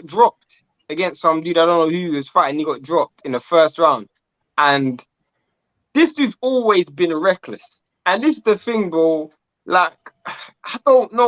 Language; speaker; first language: English; native; English